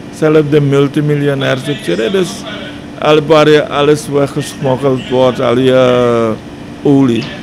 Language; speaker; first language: Dutch; native; Dutch